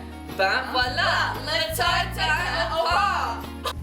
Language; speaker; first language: French; non-native, learner; English